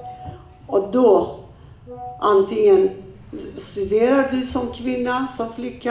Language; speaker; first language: Swedish; non-native, fluent; Persian